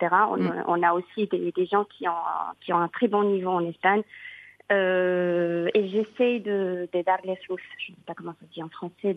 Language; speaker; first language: French; non-native, local second language; Arabic